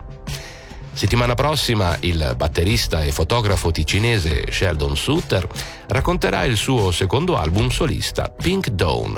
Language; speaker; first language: Italian; native; Italian